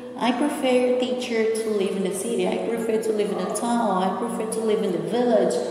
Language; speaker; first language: English; non-native, fluent; Portuguese